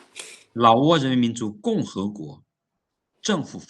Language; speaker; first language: Chinese; non-native, fluent; Lao